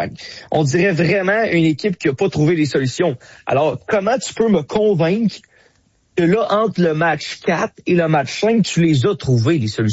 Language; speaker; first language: French; native; French